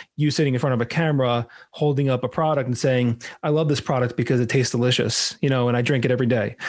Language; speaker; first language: English; native; English